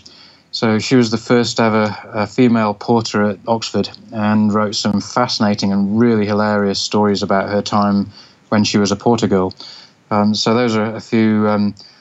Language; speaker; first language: English; native; English